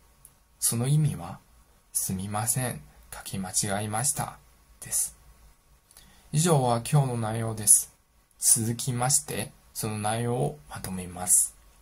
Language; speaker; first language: Japanese; non-native, fluent; Chinese